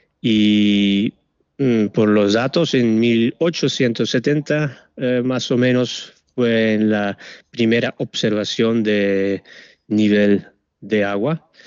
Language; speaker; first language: Spanish; non-native, fluent; Dutch